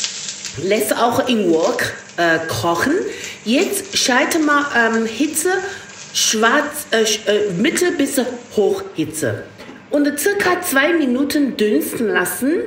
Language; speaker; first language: German; non-native, learner; Chinese